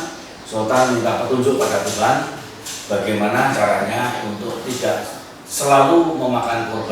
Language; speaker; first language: Indonesian; native; Indonesian